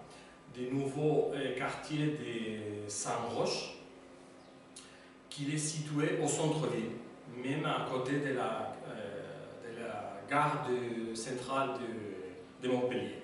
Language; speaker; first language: French; non-native, learner; Spanish